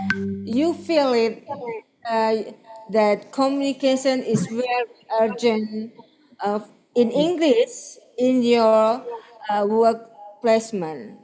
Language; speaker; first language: English; non-native, fluent; Indonesian